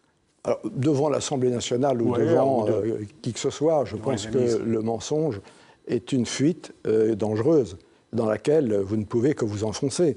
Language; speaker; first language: French; native; French